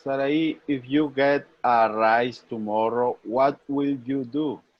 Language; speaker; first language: English; non-native, learner; Spanish